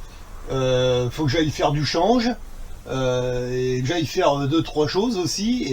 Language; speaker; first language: French; native; French